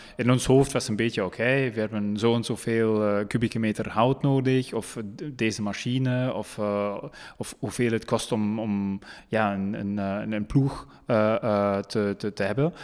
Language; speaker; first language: Dutch; non-native, local second language; French